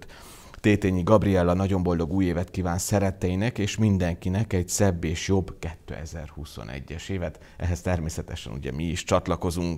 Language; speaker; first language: Hungarian; native; Hungarian